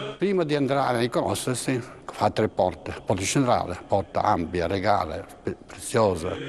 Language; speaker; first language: Italian; non-native, local second language; Albanian